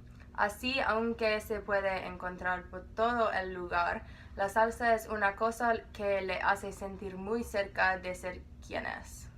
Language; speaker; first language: Spanish; non-native, learner; English